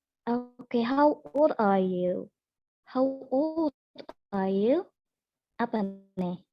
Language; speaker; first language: English; non-native, learner; Indonesian